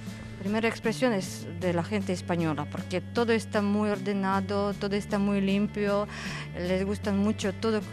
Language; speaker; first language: Spanish; non-native, fluent; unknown